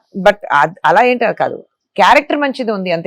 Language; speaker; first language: Telugu; non-native, local second language; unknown